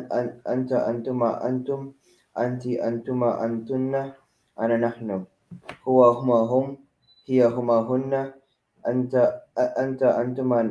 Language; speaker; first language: Arabic; non-native, learner; Filipino